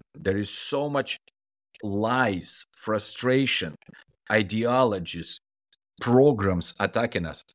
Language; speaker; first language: English; non-native, fluent; Ukrainian